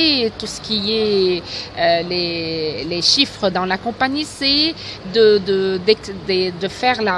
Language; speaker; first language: French; non-native, local second language; Arabic